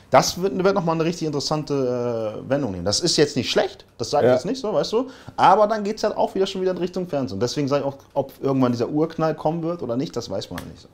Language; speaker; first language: German; early bilingual, other home language; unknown